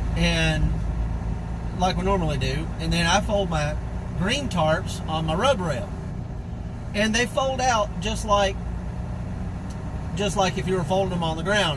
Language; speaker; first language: English; native; English